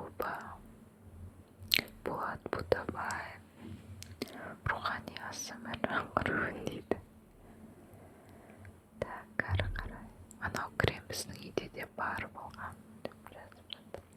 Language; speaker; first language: Kazakh; non-native, local second language; Russian